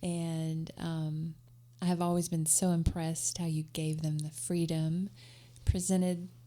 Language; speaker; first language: English; native; English